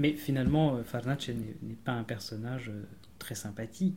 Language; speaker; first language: French; native; French